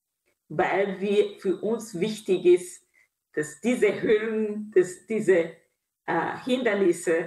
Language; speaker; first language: German; non-native, fluent; Kinyarwanda